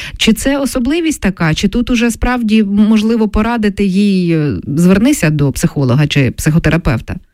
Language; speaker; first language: Ukrainian; native; Ukrainian